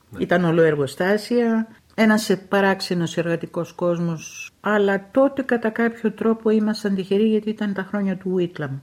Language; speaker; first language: Greek; native; Greek